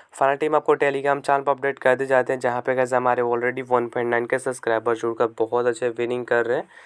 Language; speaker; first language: Hindi; native; Hindi